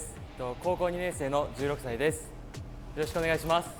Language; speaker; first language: Japanese; native; Japanese